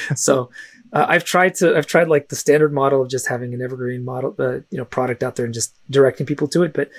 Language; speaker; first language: English; early bilingual, other home language; Russian